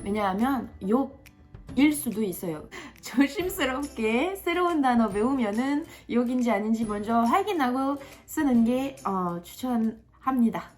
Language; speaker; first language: Korean; non-native, fluent; French